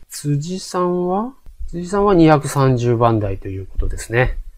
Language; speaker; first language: Japanese; native; Japanese